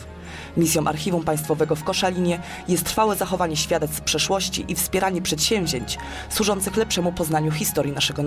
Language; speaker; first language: Polish; native; Polish